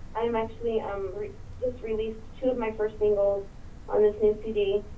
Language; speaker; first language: English; early bilingual, other home language; Spanish